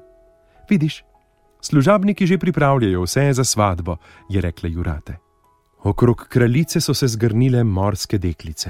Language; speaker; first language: Slovenian; native; Slovenian